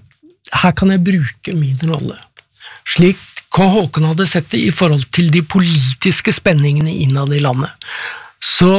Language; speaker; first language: Norwegian; native; Norwegian